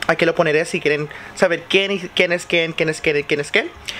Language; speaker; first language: Spanish; early bilingual, heritage; Spanish